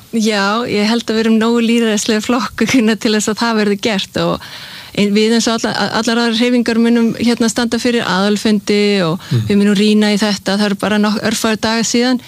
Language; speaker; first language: Icelandic; non-native, fluent; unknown